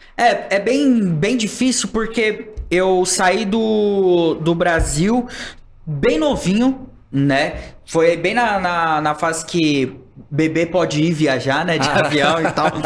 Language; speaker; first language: Portuguese; native; Portuguese